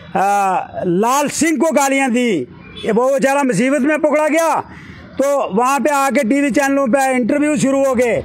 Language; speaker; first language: Hindi; native; Hindi